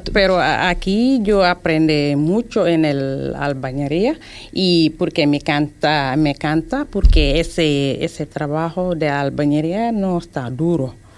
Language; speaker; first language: Spanish; non-native, learner; Wolof